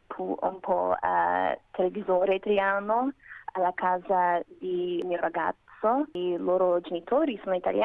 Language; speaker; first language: Italian; non-native, learner; Macedonian